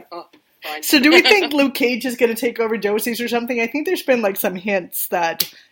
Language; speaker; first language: English; non-native, fluent; Swedish